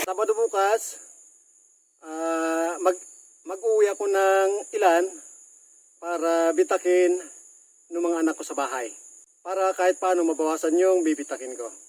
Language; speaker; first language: Filipino; native; Filipino